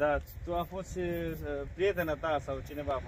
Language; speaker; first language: Romanian; non-native, learner; Bangla